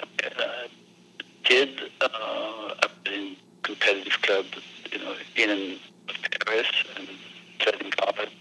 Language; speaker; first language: English; non-native, fluent; French